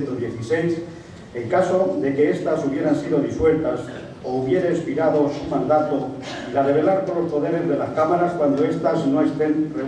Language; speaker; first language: Spanish; native; Spanish